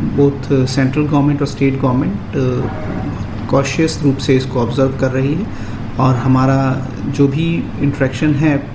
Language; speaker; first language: Hindi; native; Hindi